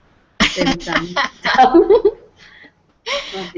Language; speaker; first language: English; non-native, learner; Thai